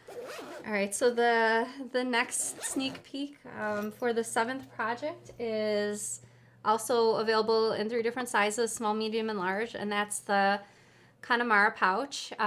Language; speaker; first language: English; native; English